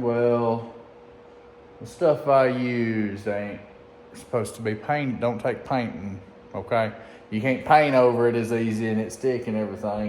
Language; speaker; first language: English; native; English